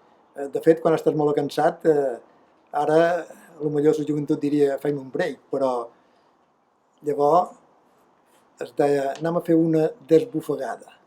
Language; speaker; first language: Catalan; native; Catalan